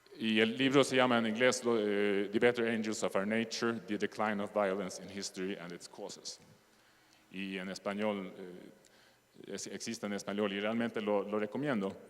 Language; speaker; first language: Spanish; non-native, fluent; Swedish